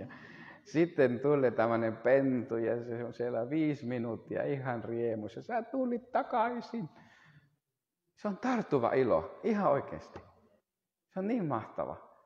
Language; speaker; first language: Finnish; non-native, fluent; Spanish